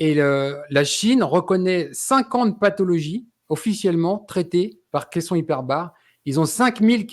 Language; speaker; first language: French; native; French